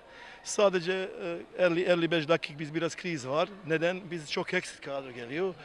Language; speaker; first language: Turkish; non-native, learner; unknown